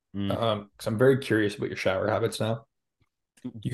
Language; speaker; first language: English; native; English